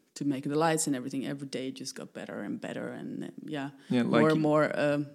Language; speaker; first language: English; non-native, fluent; Finnish